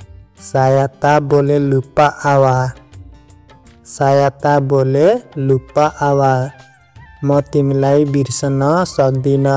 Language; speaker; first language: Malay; non-native, learner; Nepali